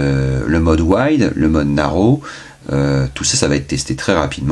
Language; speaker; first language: French; native; French